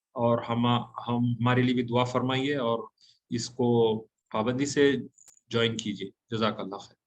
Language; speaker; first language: Urdu; native; Urdu